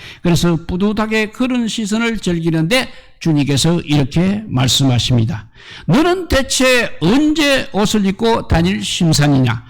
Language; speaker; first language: Korean; native; Korean